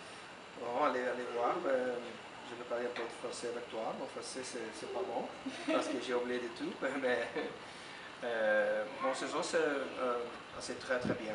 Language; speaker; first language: French; non-native, learner; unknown